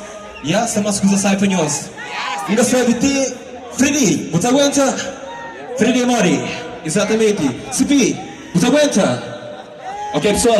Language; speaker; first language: Portuguese; non-native, local second language; Kabuverdianu